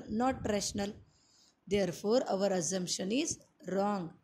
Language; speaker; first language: Hindi; non-native, local second language; Marathi